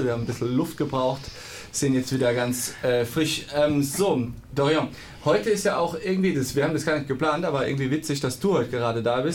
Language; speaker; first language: German; native; German